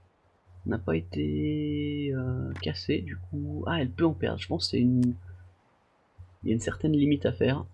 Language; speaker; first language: French; native; French